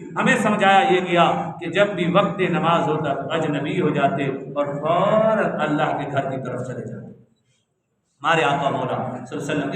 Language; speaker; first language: Urdu; non-native, local second language; Punjabi